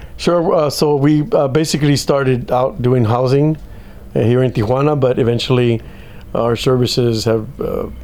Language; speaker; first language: English; native; English